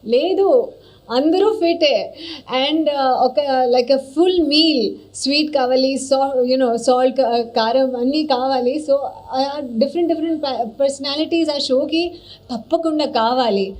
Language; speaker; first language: Telugu; non-native, learner; Hindi